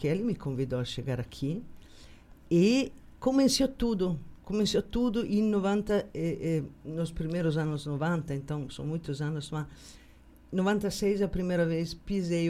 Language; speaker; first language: Portuguese; non-native, fluent; Italian